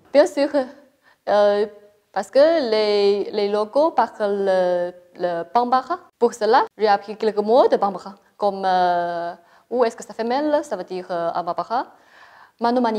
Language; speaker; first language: French; non-native, fluent; Chinese